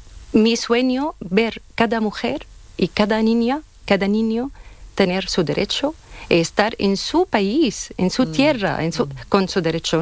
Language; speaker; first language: Spanish; non-native, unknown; Arabic